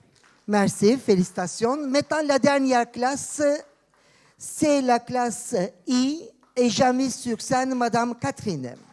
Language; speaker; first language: French; non-native, fluent; Turkish